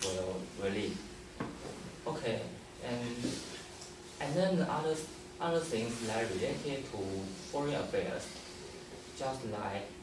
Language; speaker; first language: English; non-native, learner; Chinese